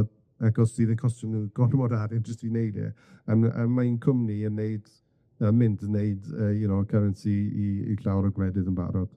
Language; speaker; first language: Welsh; non-native, fluent; English